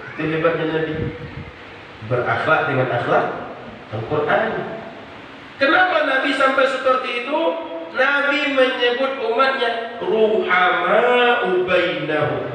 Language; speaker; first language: Indonesian; non-native, local second language; Malay